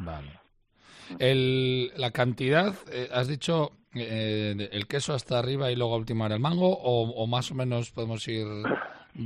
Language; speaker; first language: Spanish; native; Spanish